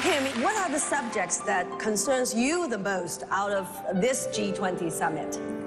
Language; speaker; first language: English; non-native, fluent; Chinese